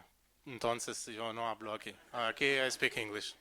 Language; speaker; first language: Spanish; non-native, learner; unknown